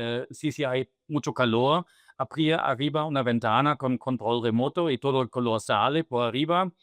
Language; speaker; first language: Spanish; non-native, fluent; German